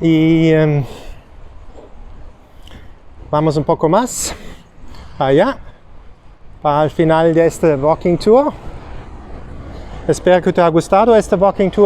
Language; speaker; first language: Spanish; non-native, learner; German